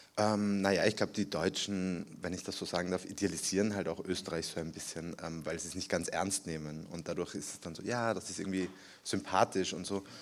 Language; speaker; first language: German; early bilingual, other home language; Spanish